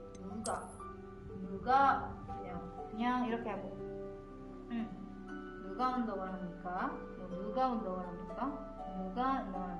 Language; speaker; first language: Korean; non-native, fluent; Indonesian